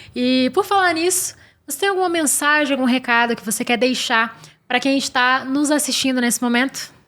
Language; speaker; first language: Portuguese; native; Portuguese